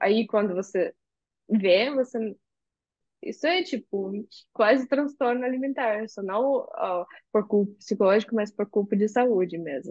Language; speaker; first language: Portuguese; non-native, fluent; Russian